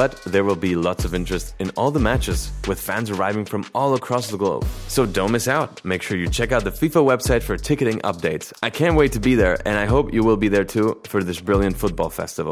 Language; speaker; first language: English; non-native, fluent; Spanish